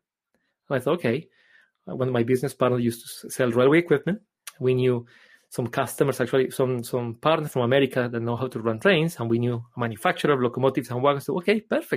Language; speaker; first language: English; non-native, fluent; Spanish